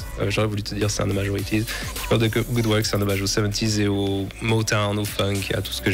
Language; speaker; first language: French; native; French